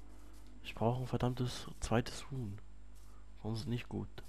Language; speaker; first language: German; native; German